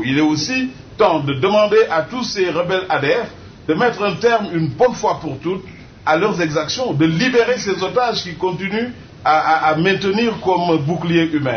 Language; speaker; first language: French; native; French